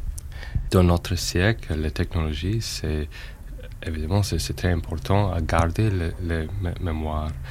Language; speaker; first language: French; non-native, fluent; English